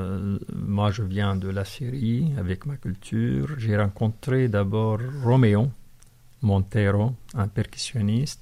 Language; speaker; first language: French; non-native, fluent; Arabic